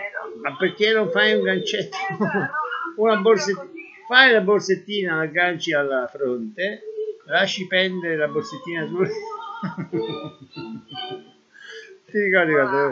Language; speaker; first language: Italian; native; Italian